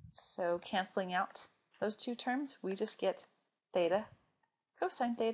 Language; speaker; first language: English; native; English